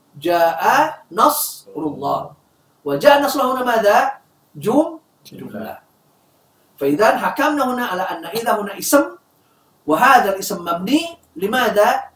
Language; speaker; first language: Arabic; non-native, fluent; Indonesian